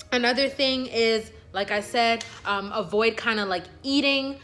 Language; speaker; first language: English; native; English